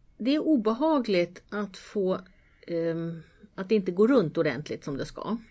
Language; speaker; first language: Swedish; native; Swedish